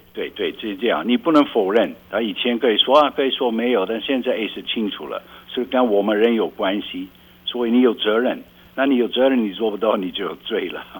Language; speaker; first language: Chinese; non-native, fluent; Dutch